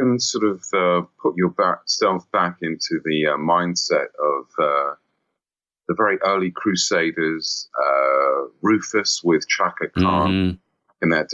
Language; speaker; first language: English; native; English